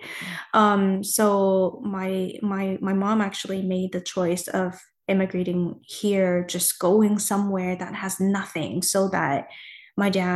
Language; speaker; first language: English; non-native, fluent; Chinese